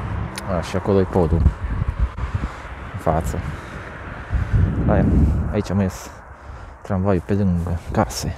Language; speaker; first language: Romanian; non-native, local second language; Hungarian